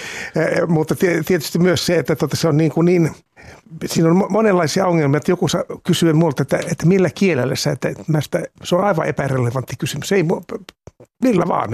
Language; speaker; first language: Finnish; native; Finnish